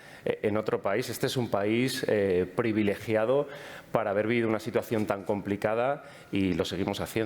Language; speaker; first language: Spanish; native; Spanish